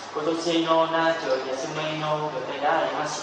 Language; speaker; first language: Japanese; non-native, learner; Vietnamese